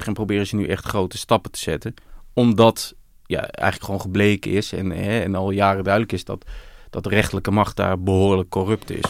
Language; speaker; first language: Dutch; native; Dutch